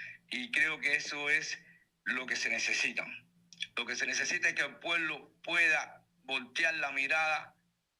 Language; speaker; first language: Spanish; native; Spanish